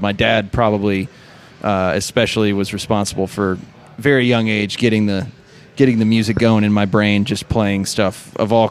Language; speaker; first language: English; early bilingual, other home language; Russian